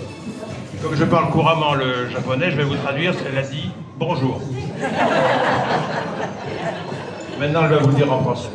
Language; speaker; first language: French; native; French